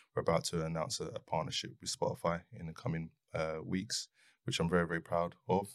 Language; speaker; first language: English; native; English